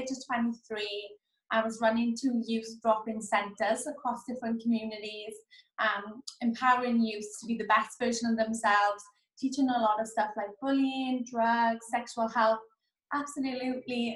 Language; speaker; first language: English; native; English